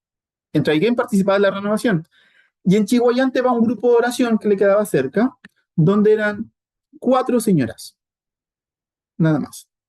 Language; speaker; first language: Spanish; native; Spanish